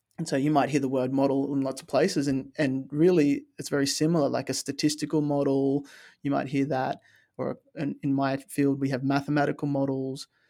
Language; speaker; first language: English; native; English